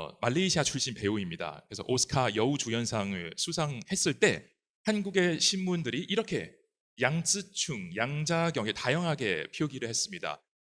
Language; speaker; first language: Korean; non-native, fluent; Chinese